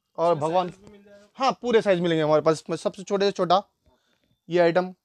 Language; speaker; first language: Hindi; native; Hindi